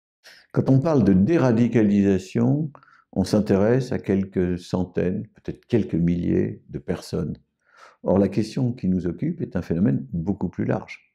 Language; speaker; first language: French; native; French